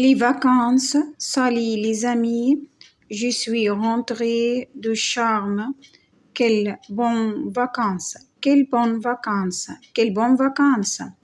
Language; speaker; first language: French; non-native, fluent; Arabic